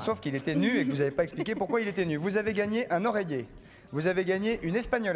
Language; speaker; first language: French; native; French